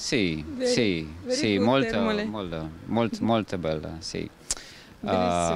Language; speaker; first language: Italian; non-native, learner; Finnish